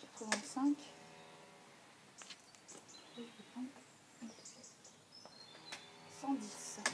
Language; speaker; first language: French; native; French